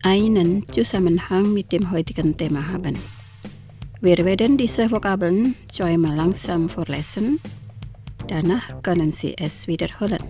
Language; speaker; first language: German; non-native, fluent; Indonesian